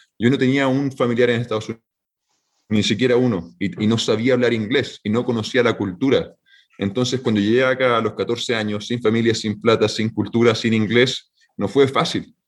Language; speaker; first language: Spanish; native; Spanish